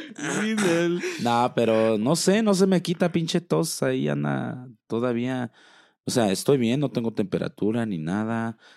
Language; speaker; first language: Spanish; early bilingual, heritage; Spanish